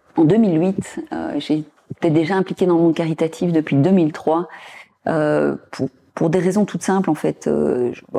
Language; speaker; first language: French; native; French